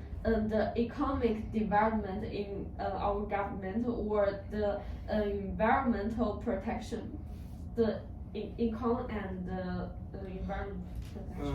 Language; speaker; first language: English; non-native, learner; Chinese